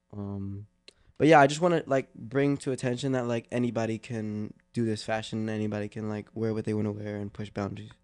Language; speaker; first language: English; native; English